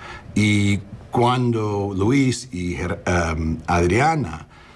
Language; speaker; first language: Spanish; non-native, learner; English